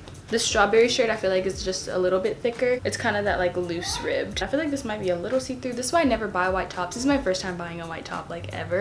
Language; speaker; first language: English; native; English